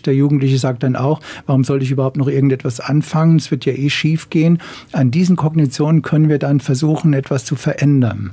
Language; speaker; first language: German; native; German